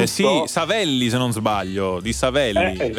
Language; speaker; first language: Italian; native; Italian